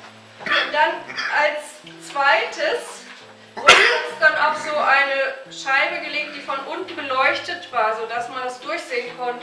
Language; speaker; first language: German; native; German